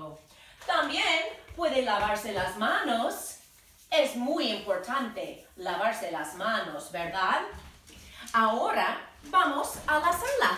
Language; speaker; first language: Spanish; non-native, fluent; English